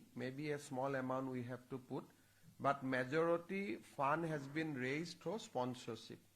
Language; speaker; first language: English; non-native, local second language; Assamese